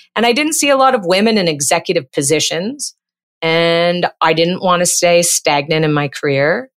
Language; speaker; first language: English; native; English